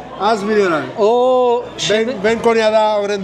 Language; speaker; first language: Turkish; non-native, learner; Spanish